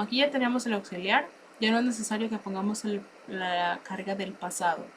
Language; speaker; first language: Spanish; native; Spanish